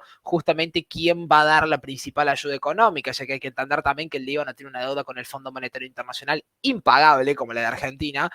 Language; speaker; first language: Spanish; native; Spanish